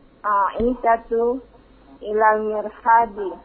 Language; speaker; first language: Arabic; non-native, learner; Indonesian